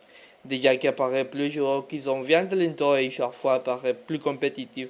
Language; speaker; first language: French; non-native, learner; Spanish